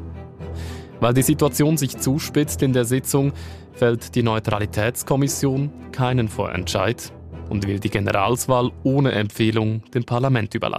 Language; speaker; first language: German; native; German